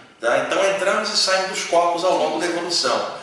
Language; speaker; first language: Portuguese; native; Portuguese